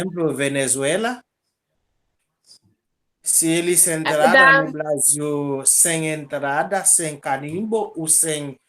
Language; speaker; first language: Portuguese; non-native, local second language; Haitian Creole